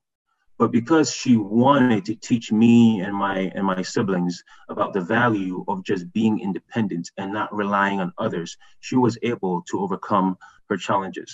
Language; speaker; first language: English; early bilingual, other home language; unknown